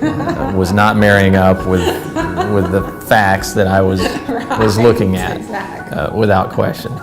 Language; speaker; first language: English; native; English